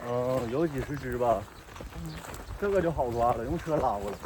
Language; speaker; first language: Chinese; native; Chinese